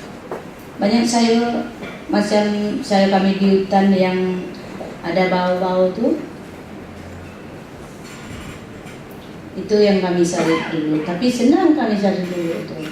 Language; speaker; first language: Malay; non-native, local second language; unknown